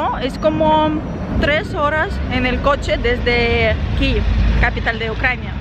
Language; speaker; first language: Spanish; non-native, fluent; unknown